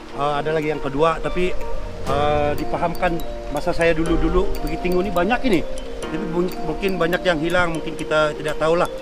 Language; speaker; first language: Malay; non-native, local second language; Central Dusun